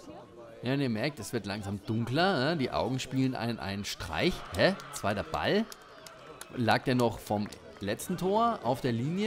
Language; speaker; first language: German; native; German